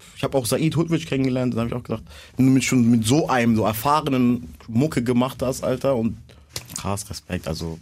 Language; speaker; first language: German; early bilingual, other home language; French